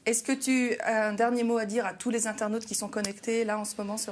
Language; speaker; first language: French; native; French